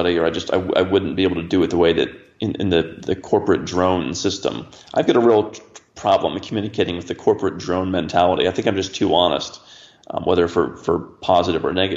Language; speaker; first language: English; native; English